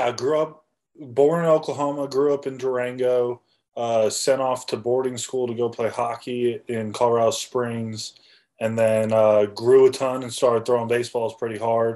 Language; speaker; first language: English; native; English